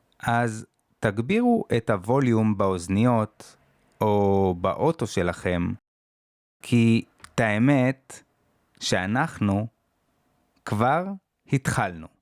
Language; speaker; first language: Hebrew; native; Hebrew